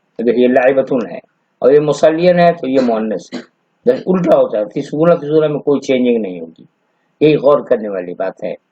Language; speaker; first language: Urdu; native; Urdu